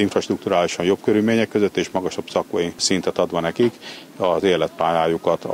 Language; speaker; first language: Hungarian; native; Hungarian